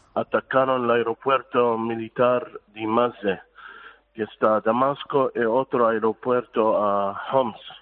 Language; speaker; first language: Spanish; non-native, fluent; Arabic